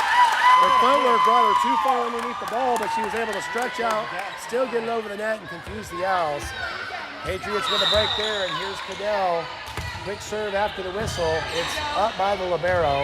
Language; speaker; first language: English; native; English